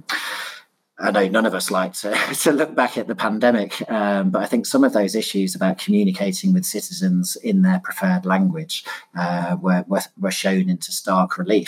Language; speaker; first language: English; native; English